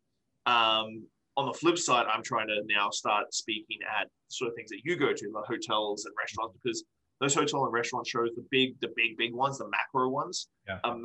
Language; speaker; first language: English; native; English